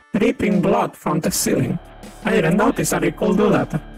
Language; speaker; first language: English; non-native, fluent; Spanish